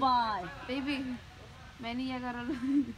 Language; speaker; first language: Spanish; early bilingual, heritage; Spanish